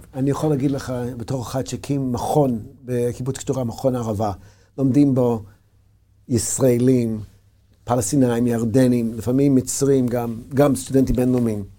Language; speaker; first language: Hebrew; non-native, fluent; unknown